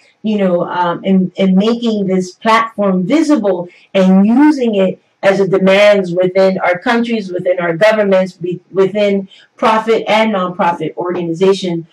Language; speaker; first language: English; native; English